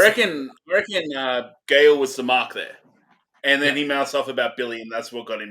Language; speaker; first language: English; native; English